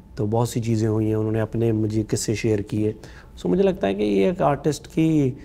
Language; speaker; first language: Hindi; non-native, local second language; Punjabi